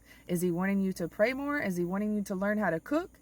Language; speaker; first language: English; native; English